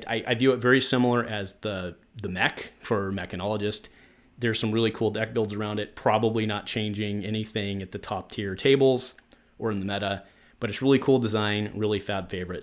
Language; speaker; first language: English; native; English